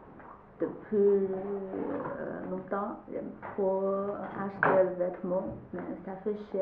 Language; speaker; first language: French; non-native, learner; Chinese